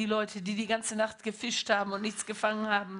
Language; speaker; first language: German; non-native, fluent; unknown